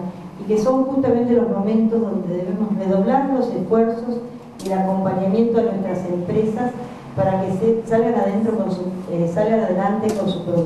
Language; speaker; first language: Spanish; native; Spanish